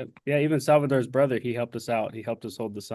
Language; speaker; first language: English; native; English